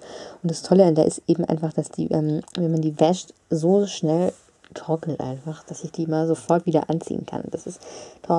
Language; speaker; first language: German; native; German